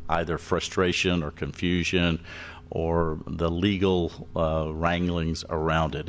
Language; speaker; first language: English; native; English